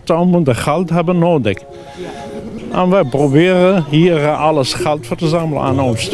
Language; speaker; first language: Dutch; non-native, learner; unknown